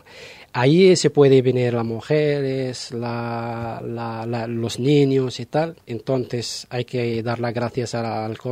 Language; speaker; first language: Spanish; non-native, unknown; Arabic